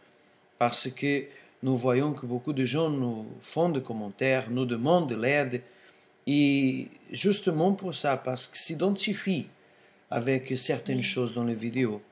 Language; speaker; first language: French; non-native, fluent; Portuguese